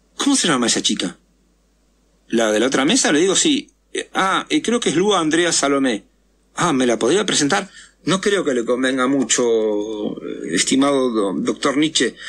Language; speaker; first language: Spanish; native; Spanish